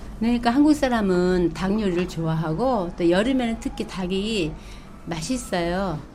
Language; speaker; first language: Korean; native; Korean